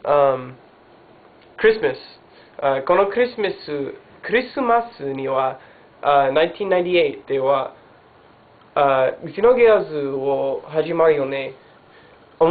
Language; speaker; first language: Japanese; non-native, learner; English